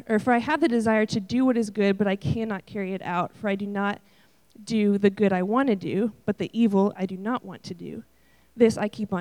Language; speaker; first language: English; native; English